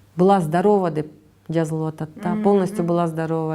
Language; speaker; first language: Russian; non-native, local second language; Kyrgyz